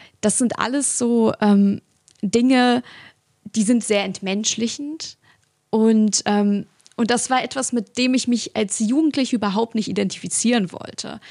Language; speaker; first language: German; early bilingual, other home language; Russian